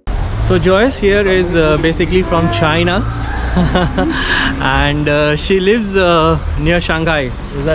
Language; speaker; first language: English; non-native, local second language; Hindi